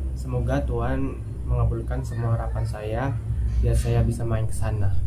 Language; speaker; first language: Indonesian; non-native, fluent; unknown